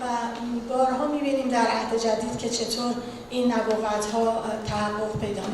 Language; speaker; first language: Persian; native; Persian